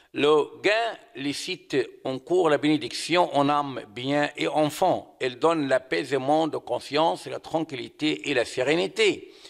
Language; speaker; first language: French; non-native, fluent; Arabic